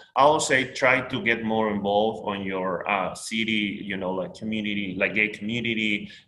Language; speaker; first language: English; non-native, fluent; Spanish